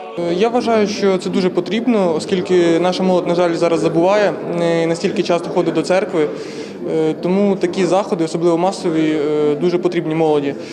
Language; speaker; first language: Ukrainian; native; Ukrainian